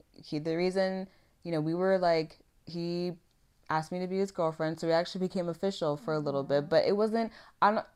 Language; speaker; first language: English; native; English